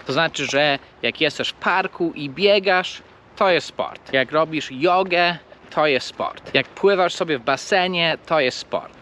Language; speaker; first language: Polish; non-native, fluent; English